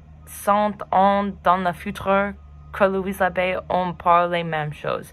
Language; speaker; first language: French; non-native, learner; English